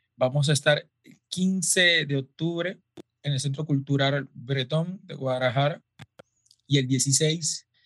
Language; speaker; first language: Spanish; native; Spanish